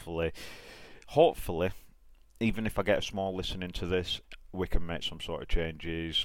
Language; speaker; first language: English; native; English